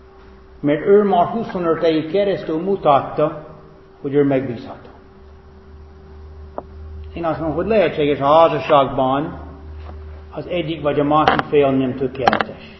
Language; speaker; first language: Hungarian; non-native, fluent; English